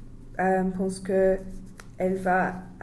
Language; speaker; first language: French; non-native, learner; English